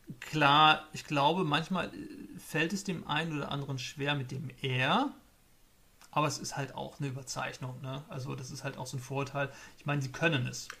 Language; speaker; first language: German; native; German